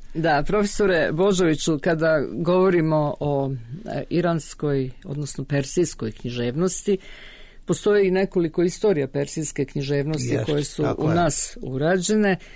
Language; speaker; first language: Serbian; native; Serbian